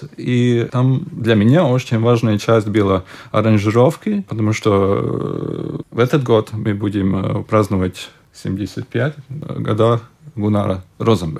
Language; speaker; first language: Russian; non-native, local second language; Latvian